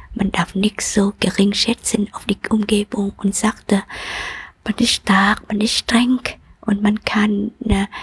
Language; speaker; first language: German; non-native, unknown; Vietnamese